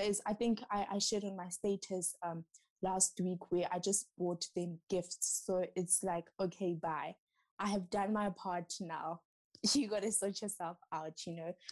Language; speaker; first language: English; non-native, local second language; Southern Sotho